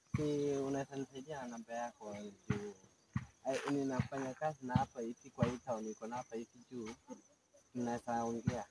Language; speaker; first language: Swahili; native; Swahili